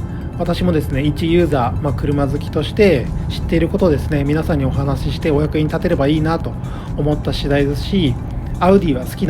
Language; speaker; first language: Japanese; native; Japanese